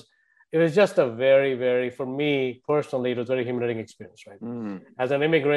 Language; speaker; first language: English; non-native, local second language; Hindi